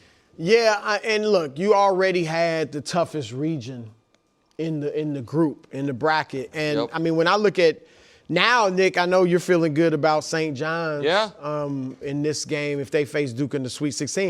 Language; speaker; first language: English; native; English